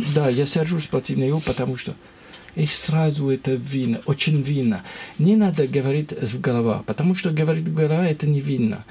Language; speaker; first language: Russian; non-native, learner; French